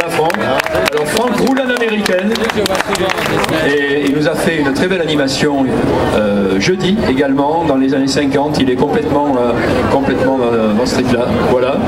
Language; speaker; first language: French; native; French